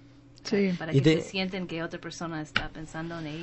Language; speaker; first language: Spanish; non-native, fluent; English